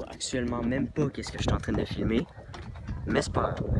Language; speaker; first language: French; native; French